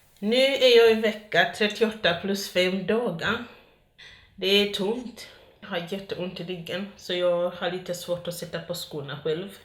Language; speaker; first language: Swedish; non-native, fluent; Ganda